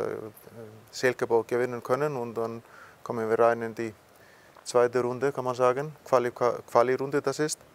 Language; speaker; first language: German; non-native, fluent; Icelandic